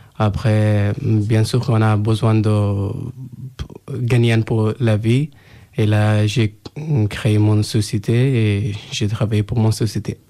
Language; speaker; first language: French; non-native, learner; Persian